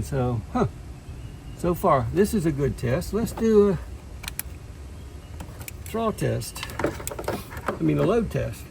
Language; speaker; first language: English; native; English